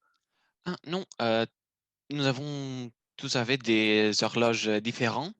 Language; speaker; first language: French; non-native, learner; Romanian